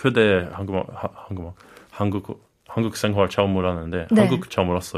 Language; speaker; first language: Korean; non-native, learner; English